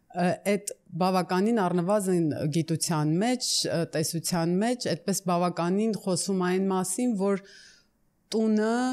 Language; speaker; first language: Armenian; early bilingual, heritage; Armenian